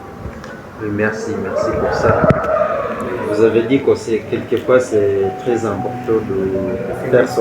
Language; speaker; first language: French; non-native, fluent; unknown